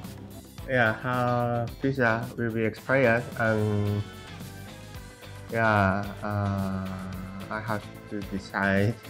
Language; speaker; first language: English; non-native, learner; Japanese